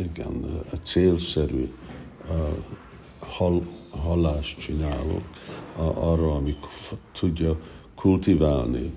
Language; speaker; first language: Hungarian; early bilingual, heritage; Hungarian